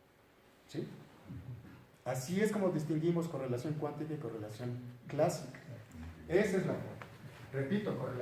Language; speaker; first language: Spanish; native; Spanish